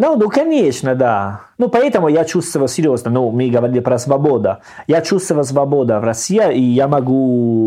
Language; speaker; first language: Russian; non-native, learner; Italian